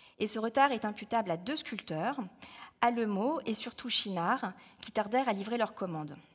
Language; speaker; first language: French; native; French